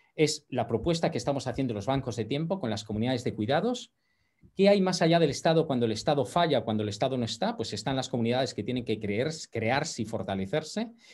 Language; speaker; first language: Spanish; native; Spanish